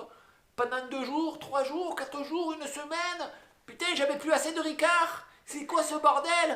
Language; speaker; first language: French; native; French